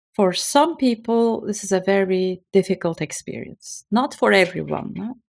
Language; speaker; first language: English; non-native, fluent; Turkish